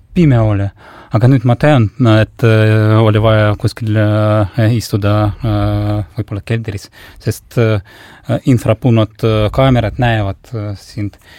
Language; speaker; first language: Estonian; non-native, local second language; Russian